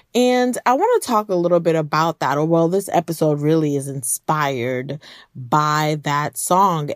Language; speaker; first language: English; early bilingual, other home language; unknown